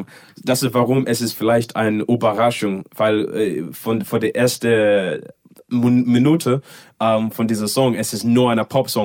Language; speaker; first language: German; non-native, learner; English